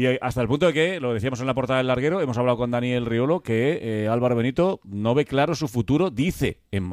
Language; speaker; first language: Spanish; native; Spanish